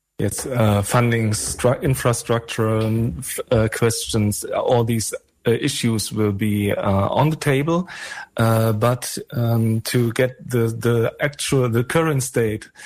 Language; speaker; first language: English; non-native, fluent; German